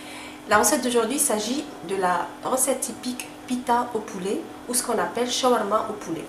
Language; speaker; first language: French; non-native, local second language; Arabic